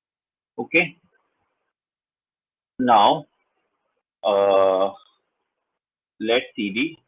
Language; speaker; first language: English; non-native, local second language; Hindi